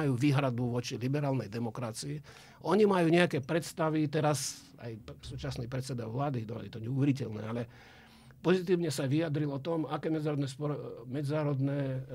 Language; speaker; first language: Slovak; non-native, fluent; Russian